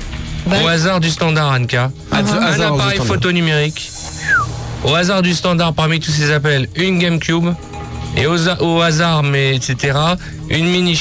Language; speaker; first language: French; native; French